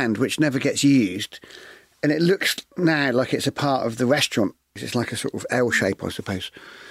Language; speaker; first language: English; native; English